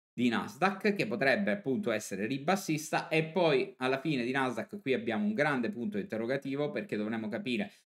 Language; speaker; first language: Italian; native; Italian